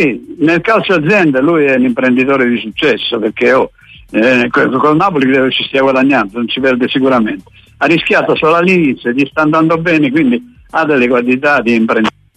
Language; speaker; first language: Italian; native; Italian